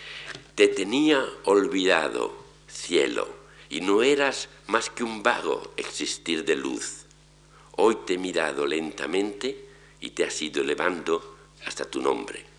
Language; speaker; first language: Spanish; native; Spanish